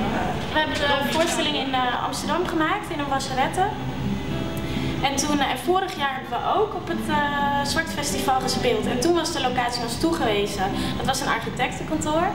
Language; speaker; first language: Dutch; native; Dutch